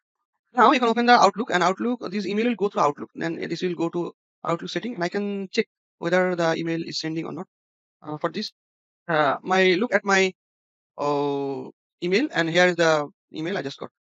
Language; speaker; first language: English; non-native, local second language; Bangla